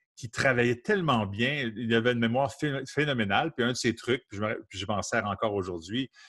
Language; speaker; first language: French; native; French